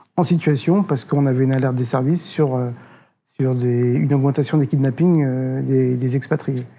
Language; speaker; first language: French; native; French